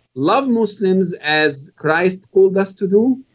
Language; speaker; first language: English; non-native, fluent; Arabic